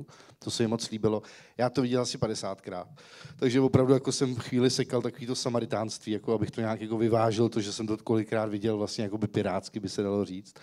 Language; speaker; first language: Czech; native; Czech